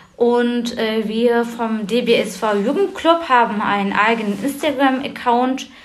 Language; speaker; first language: German; early bilingual, other home language; Turkish